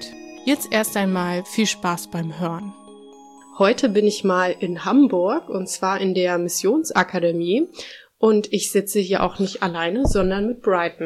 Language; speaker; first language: German; native; German